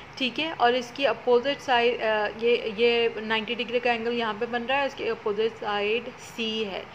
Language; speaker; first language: Urdu; native; Urdu